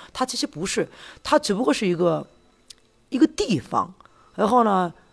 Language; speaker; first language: Chinese; non-native, fluent; Korean